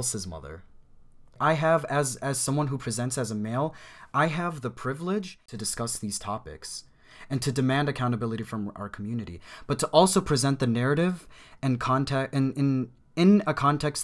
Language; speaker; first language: English; native; English